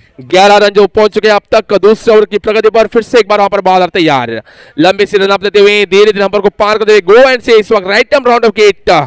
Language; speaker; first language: Hindi; native; Hindi